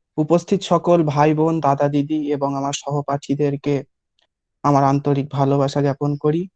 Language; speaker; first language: Bangla; native; Bangla